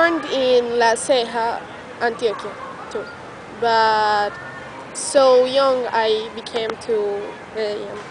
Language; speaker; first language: English; non-native, learner; Spanish